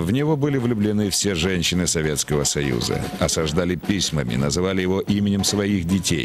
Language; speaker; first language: Russian; native; Russian